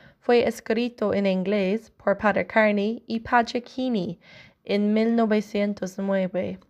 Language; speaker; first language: Spanish; non-native, learner; English